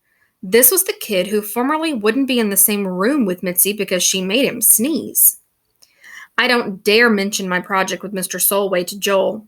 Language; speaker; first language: English; native; English